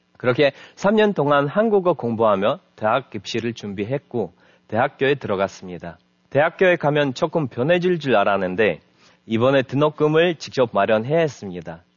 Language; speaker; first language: Korean; non-native, fluent; Russian